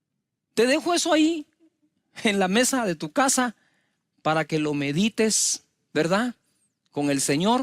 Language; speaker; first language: Spanish; native; Spanish